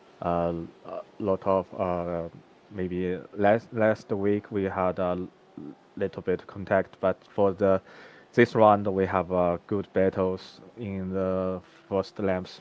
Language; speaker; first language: English; non-native, learner; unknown